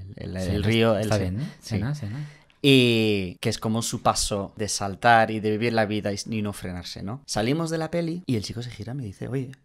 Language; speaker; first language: Spanish; non-native, fluent; English